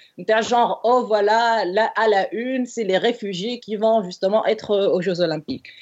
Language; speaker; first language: French; non-native, local second language; Arabic